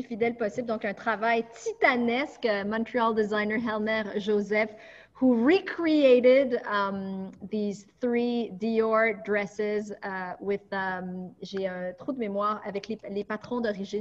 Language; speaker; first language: French; native; French